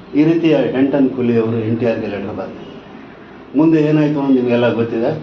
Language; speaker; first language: Kannada; non-native, local second language; Telugu